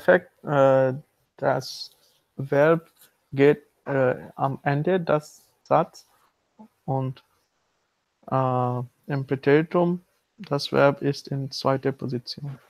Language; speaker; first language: German; non-native, learner; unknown